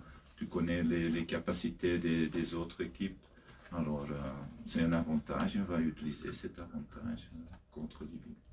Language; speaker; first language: French; non-native, fluent; Dutch